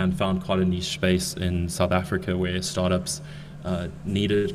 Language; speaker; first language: English; native; English